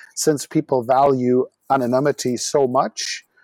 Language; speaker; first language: English; non-native, fluent; German